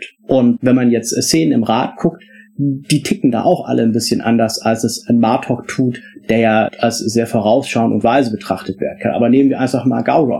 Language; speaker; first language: German; native; German